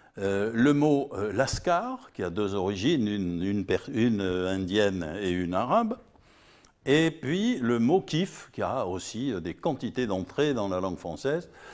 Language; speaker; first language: French; native; French